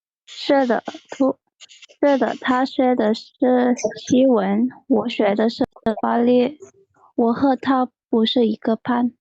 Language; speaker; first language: Chinese; non-native, learner; Indonesian